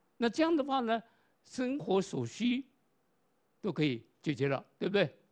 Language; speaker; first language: Chinese; non-native, local second language; Hakka Chinese